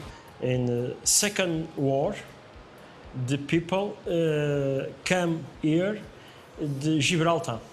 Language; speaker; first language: English; non-native, learner; Portuguese